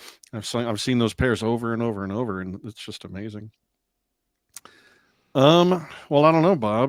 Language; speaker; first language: English; native; English